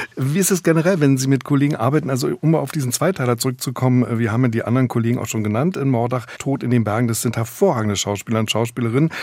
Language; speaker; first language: German; native; German